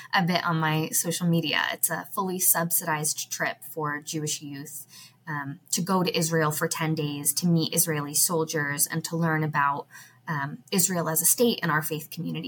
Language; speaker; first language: English; native; English